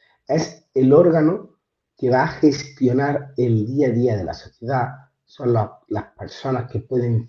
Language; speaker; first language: Spanish; native; Spanish